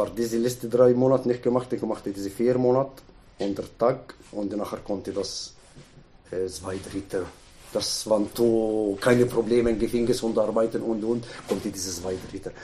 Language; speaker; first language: German; non-native, learner; Arabic